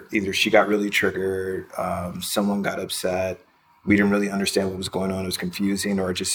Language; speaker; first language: English; native; English